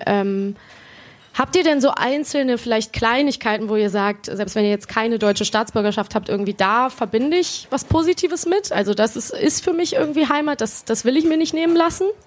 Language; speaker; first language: German; native; German